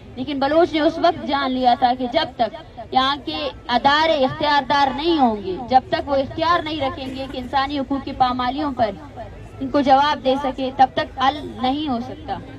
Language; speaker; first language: Urdu; non-native, local second language; Baluchi